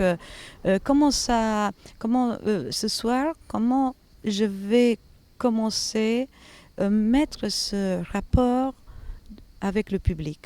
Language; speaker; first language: French; non-native, fluent; Albanian